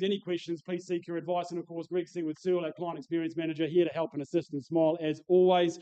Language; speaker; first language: English; native; English